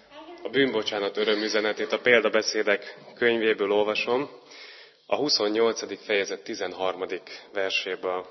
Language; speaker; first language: Hungarian; native; Hungarian